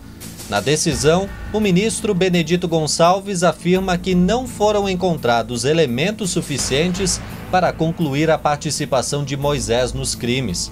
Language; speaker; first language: Portuguese; native; Portuguese